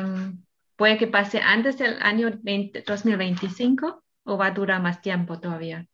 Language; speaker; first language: Spanish; non-native, fluent; German